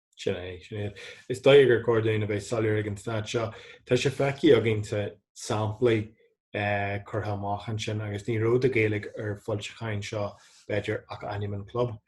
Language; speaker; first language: Irish; non-native, local second language; English